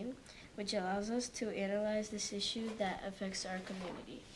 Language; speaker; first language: English; early bilingual, other home language; Portuguese